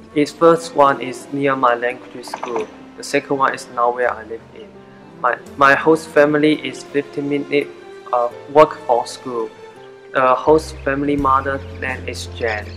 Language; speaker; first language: English; non-native, learner; Chinese